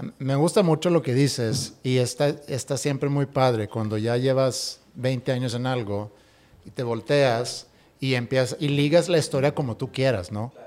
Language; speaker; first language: Spanish; non-native, fluent; Swedish